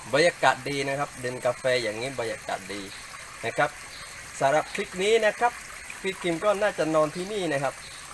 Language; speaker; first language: Thai; non-native, local second language; Pattani Malay